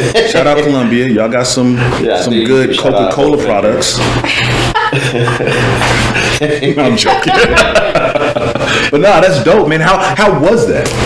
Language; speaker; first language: English; native; English